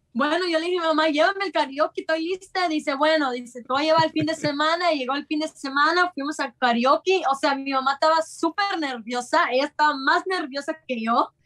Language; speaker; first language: Spanish; early bilingual, heritage; Spanish